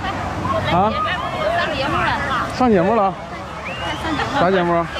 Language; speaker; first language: Chinese; native; Chinese